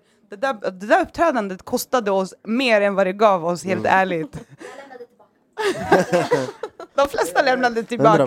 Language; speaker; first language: Swedish; native; Swedish